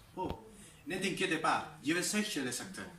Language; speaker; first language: French; non-native, learner; Spanish